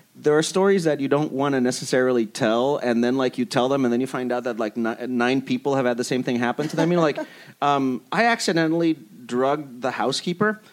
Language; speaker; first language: English; early bilingual, other home language; Spanish